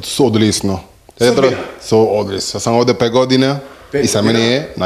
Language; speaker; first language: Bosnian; non-native, learner; Spanish